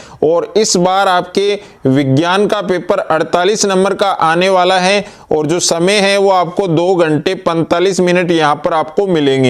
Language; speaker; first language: Hindi; native; Hindi